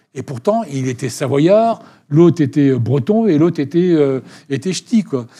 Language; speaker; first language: French; native; French